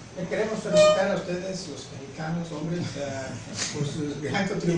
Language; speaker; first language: Spanish; native; Spanish